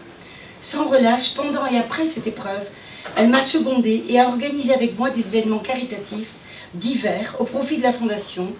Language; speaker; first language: French; native; French